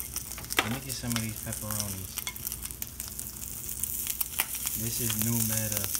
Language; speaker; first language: English; native; English